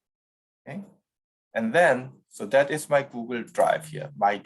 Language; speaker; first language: English; non-native, fluent; Korean